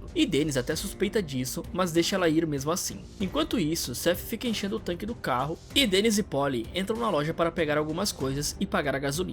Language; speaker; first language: Portuguese; native; Portuguese